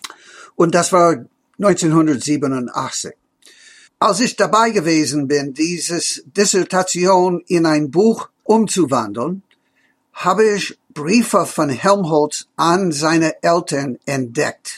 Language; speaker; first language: German; non-native, fluent; English